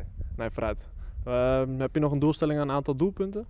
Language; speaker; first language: Dutch; native; Dutch